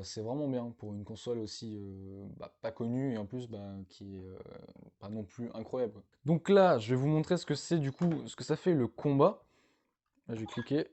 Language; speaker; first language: French; native; French